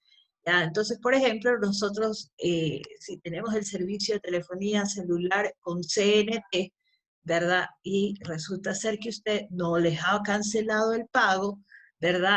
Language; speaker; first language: Spanish; native; Spanish